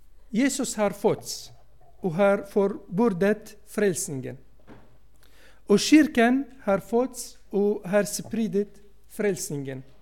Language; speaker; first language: Swedish; non-native, fluent; Arabic